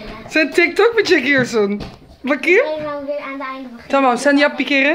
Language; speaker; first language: Turkish; non-native, learner; Dutch